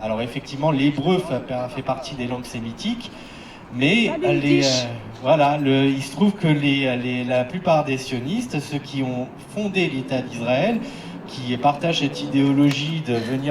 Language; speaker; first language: French; native; French